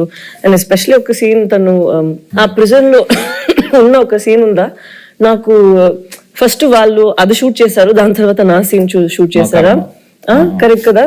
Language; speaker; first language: Telugu; non-native, fluent; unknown